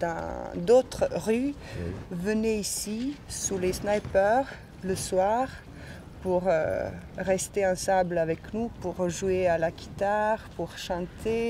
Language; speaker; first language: French; non-native, fluent; Bosnian